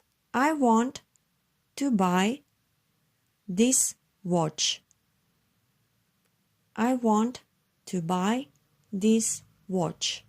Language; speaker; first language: English; non-native, learner; Turkish